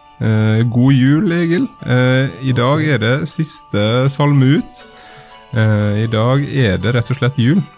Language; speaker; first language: Norwegian; native; Norwegian